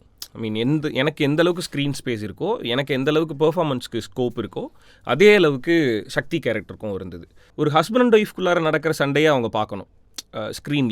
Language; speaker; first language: Tamil; native; Tamil